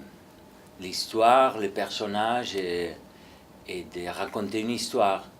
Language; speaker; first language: French; non-native, fluent; Spanish